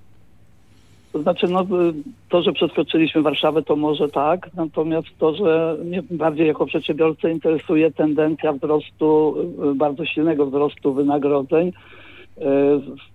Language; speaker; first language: Polish; native; Polish